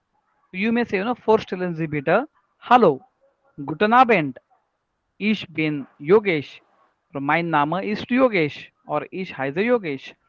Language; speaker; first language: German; non-native, learner; Marathi